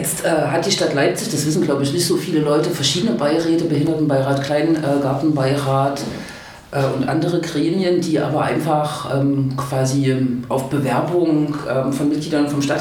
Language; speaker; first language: German; native; German